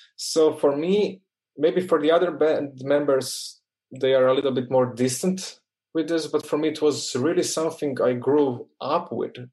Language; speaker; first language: English; non-native, fluent; Croatian